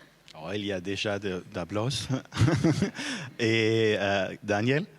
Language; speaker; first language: French; non-native, fluent; German